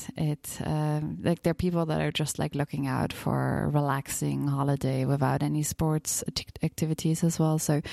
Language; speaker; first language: English; non-native, fluent; German